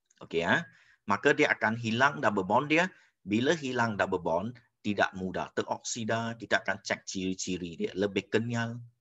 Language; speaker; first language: Malay; non-native, local second language; Chinese